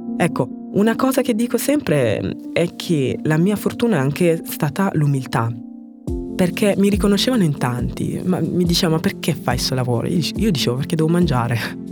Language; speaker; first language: Italian; early bilingual, other home language; French